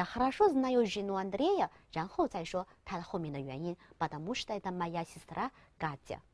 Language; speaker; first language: Russian; non-native, fluent; Chinese